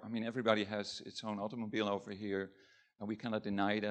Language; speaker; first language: English; non-native, fluent; Dutch